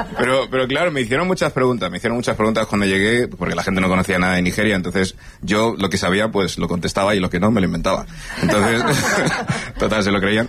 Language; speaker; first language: Spanish; early bilingual, other home language; English